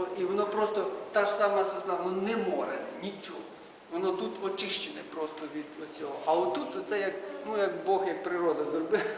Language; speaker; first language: Ukrainian; native; Ukrainian